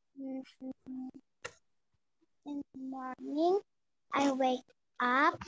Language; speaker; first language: English; non-native, local second language; Indonesian